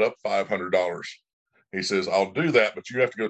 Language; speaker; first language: English; native; English